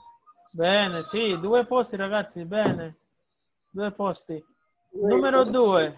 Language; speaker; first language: Italian; non-native, fluent; Spanish